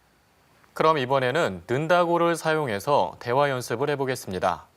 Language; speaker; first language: Korean; native; Korean